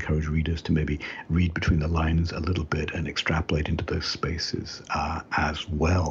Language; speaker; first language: English; native; English